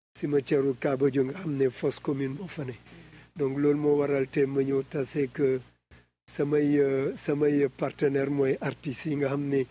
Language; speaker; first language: Wolof; non-native, local second language; Jola-Fonyi